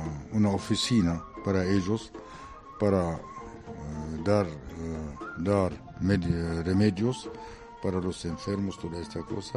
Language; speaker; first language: Spanish; non-native, fluent; Arabic